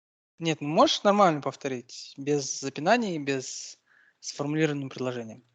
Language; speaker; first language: Russian; native; Russian